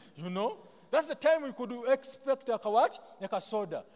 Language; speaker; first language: English; non-native, local second language; Ganda